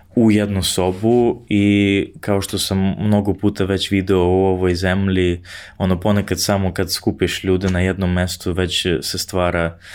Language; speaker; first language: Serbian; non-native, fluent; English